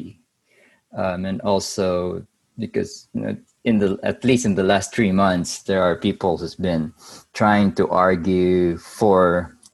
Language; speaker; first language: English; non-native, local second language; Bikol